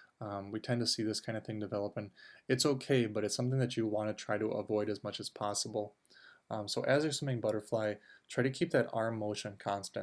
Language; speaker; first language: English; native; English